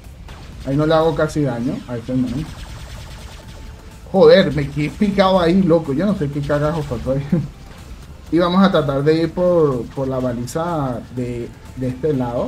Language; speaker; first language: Spanish; native; Spanish